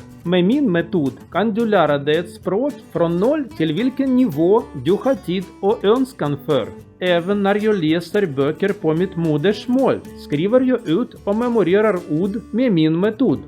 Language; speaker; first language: Swedish; non-native, learner; Russian